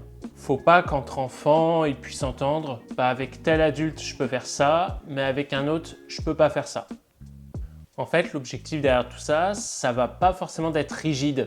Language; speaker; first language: French; native; French